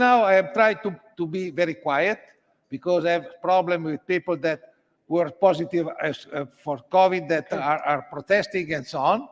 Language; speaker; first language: English; non-native, learner; Italian